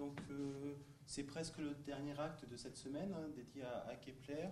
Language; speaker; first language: French; native; French